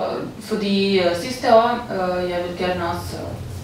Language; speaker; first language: Danish; non-native, learner; Serbian